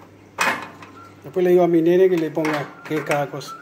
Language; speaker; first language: Spanish; native; Spanish